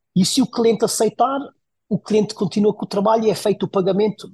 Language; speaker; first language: Portuguese; early bilingual, heritage; Portuguese